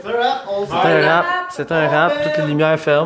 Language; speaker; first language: French; native; French